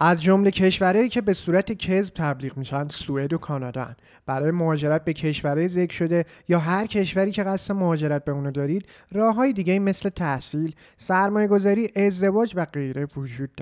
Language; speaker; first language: Persian; native; Persian